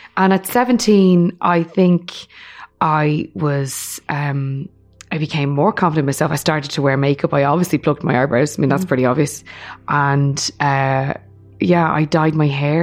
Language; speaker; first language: English; native; English